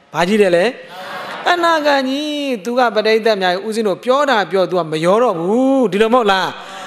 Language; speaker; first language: Burmese; native; Burmese